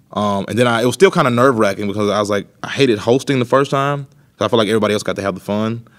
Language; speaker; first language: English; native; English